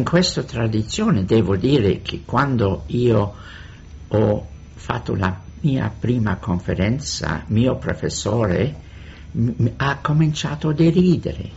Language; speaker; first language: Italian; non-native, fluent; English